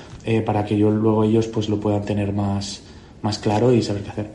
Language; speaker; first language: Spanish; native; Spanish